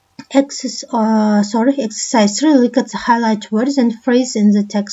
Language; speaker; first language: English; non-native, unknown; Kyrgyz